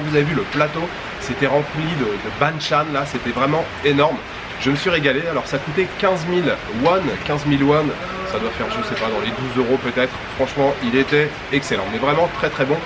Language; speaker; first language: French; native; French